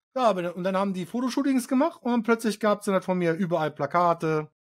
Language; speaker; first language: German; early bilingual, other home language; Arabic